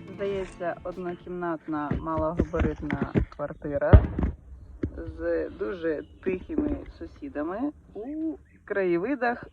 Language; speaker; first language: Ukrainian; native; Ukrainian